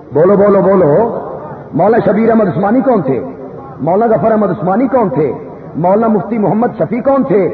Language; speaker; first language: Urdu; non-native, local second language; Punjabi